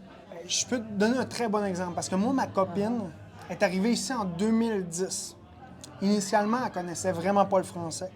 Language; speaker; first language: French; native; French